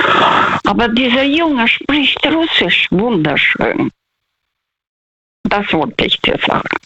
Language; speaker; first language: German; non-native, fluent; Russian